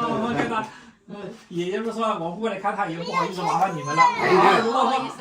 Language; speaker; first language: Chinese; native; Chinese